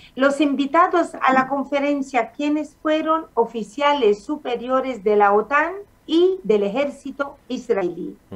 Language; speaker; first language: Spanish; non-native, fluent; Arabic